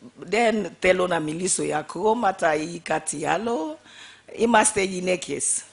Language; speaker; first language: Greek; non-native, fluent; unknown